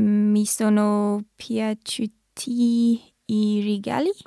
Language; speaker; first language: Italian; non-native, learner; English